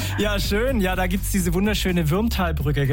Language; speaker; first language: German; native; German